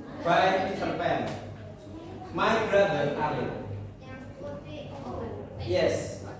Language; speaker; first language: English; non-native, learner; Indonesian